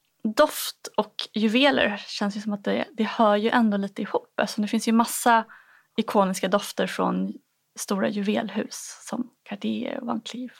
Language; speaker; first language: Swedish; native; Swedish